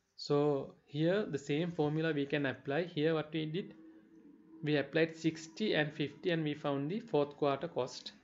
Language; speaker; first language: English; non-native, local second language; Sinhala